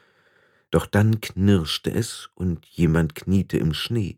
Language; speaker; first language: German; native; German